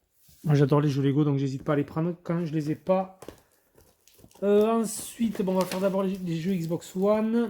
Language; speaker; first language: French; native; French